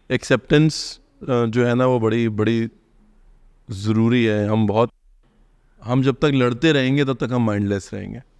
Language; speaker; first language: Hindi; native; Hindi